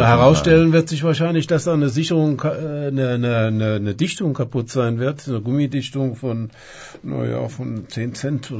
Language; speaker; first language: German; native; German